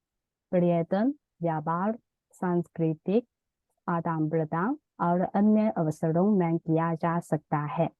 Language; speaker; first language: Hindi; non-native, learner; Chinese